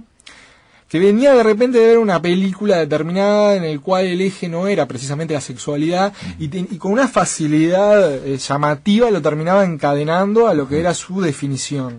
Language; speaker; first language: Spanish; native; Spanish